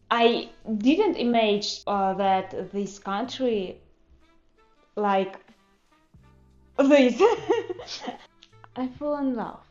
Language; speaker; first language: English; non-native, learner; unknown